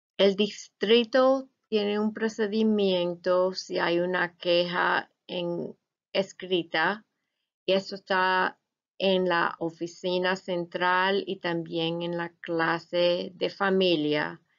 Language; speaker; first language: Spanish; non-native, fluent; English